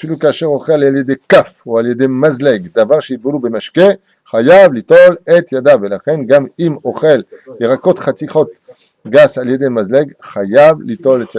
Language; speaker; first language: Hebrew; non-native, fluent; French